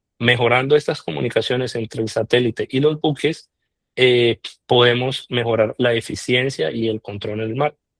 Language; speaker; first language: Spanish; native; Spanish